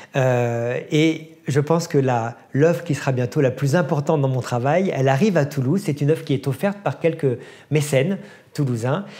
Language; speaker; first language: French; native; French